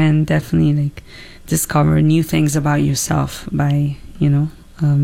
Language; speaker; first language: English; non-native, fluent; Italian